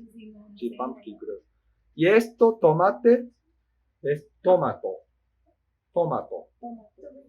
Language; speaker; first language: Spanish; non-native, fluent; Japanese